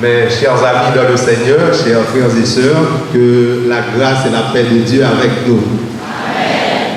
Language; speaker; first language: French; non-native, learner; Haitian Creole